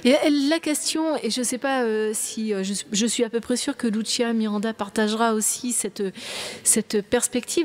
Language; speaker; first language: French; native; French